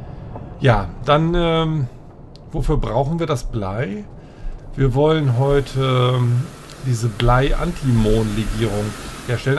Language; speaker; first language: German; native; German